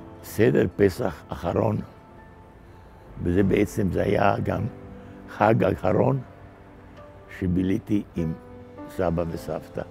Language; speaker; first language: Hebrew; non-native, fluent; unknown